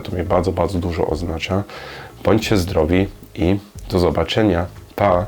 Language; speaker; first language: Polish; non-native, learner; German